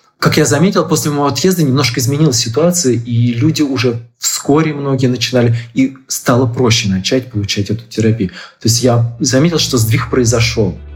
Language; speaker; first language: Russian; native; Russian